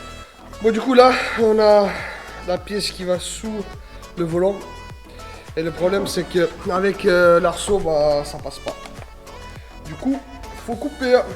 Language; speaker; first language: French; native; French